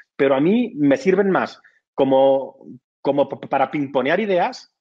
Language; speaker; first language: Spanish; native; Spanish